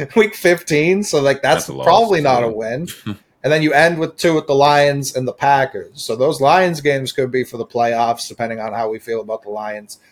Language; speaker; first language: English; native; English